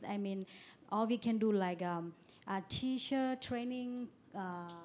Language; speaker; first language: English; non-native, learner; Thai